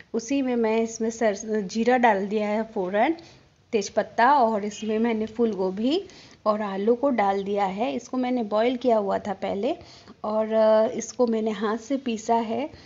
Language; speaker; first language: Hindi; non-native, local second language; Bangla